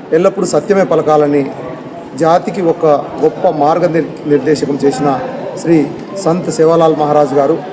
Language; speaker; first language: Telugu; non-native, local second language; Lambadi